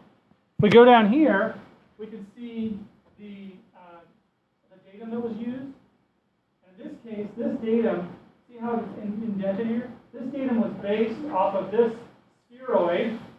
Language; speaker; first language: English; native; English